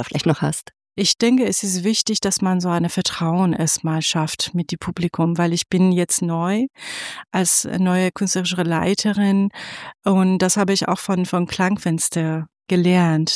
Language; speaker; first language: German; non-native, fluent; Persian